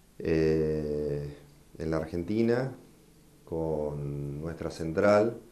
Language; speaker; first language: Spanish; native; Spanish